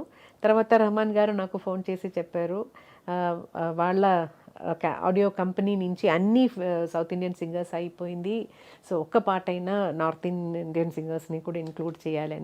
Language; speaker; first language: Telugu; non-native, local second language; Malayalam